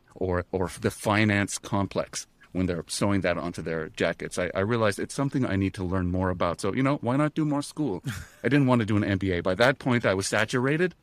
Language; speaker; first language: English; native; English